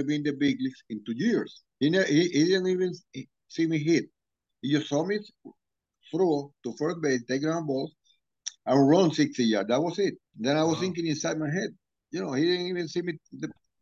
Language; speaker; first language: English; non-native, fluent; Spanish